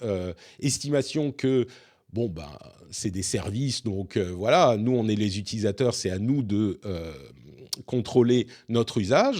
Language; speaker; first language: French; native; French